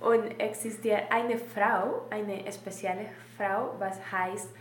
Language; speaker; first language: German; non-native, learner; Spanish